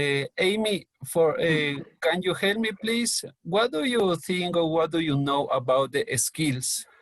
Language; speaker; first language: English; non-native, learner; Spanish